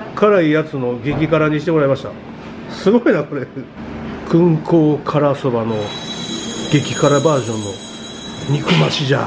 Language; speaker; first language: Japanese; native; Japanese